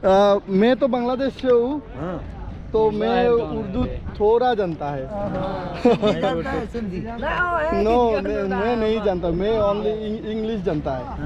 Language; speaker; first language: Hindi; non-native, learner; Bangla